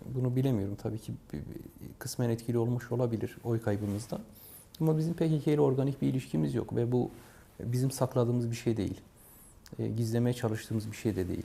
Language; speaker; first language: Turkish; non-native, local second language; Kurdish